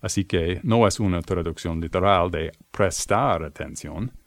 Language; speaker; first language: Spanish; non-native, fluent; English